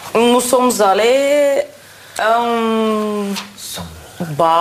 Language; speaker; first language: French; non-native, learner; Russian